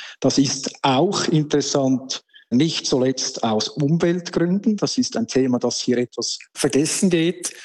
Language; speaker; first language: German; native; German